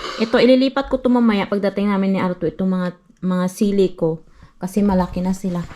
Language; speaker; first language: Filipino; non-native, local second language; Cebuano